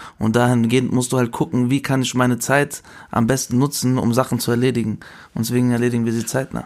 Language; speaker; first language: German; early bilingual, other home language; Spanish